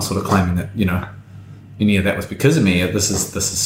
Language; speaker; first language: English; native; English